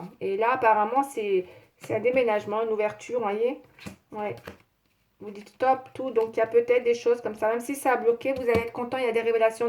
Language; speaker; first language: French; native; French